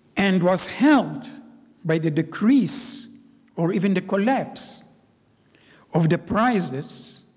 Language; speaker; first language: English; non-native, fluent; Hebrew